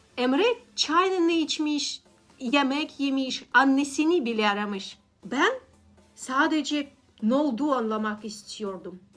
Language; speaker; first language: Turkish; non-native, learner; Russian